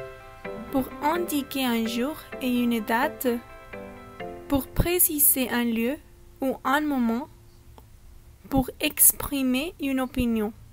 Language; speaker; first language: French; non-native, learner; Spanish